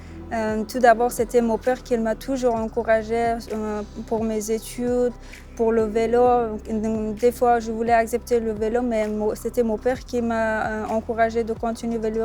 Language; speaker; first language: French; non-native, learner; Persian